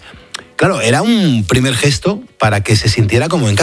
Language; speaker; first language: Spanish; native; Spanish